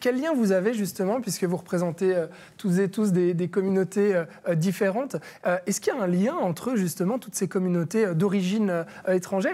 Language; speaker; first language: French; native; French